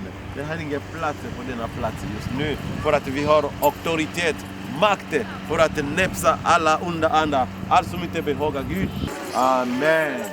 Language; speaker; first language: Swedish; non-native, fluent; Lingala